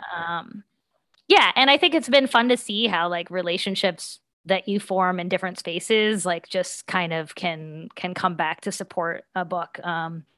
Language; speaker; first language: English; native; English